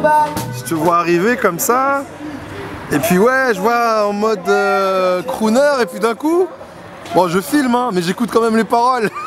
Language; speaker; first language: French; native; French